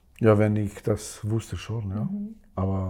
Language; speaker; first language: German; non-native, learner; Albanian